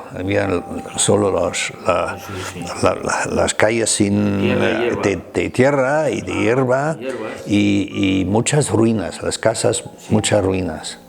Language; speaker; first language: Spanish; non-native, fluent; German